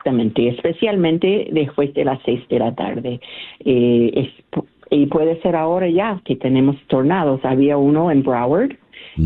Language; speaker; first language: Spanish; early bilingual, heritage; Spanish